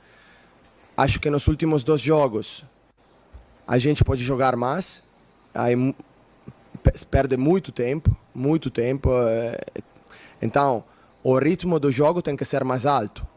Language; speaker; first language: Portuguese; non-native, fluent; Italian